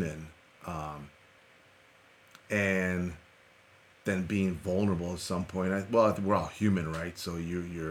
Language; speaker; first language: English; early bilingual, other home language; Spanish